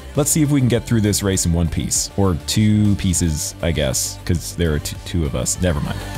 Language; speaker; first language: English; native; English